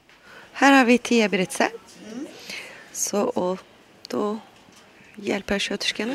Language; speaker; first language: Swedish; non-native, local second language; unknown